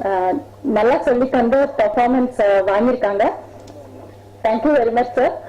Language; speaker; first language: Tamil; non-native, fluent; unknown